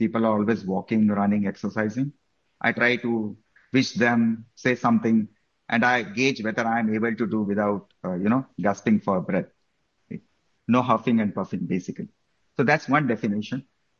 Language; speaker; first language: English; non-native, local second language; Marathi